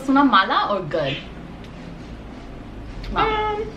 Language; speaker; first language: Spanish; early bilingual, heritage; Spanish